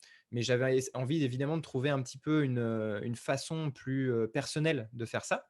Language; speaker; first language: French; native; French